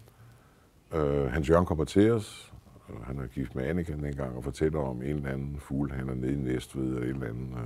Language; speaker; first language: Danish; native; Danish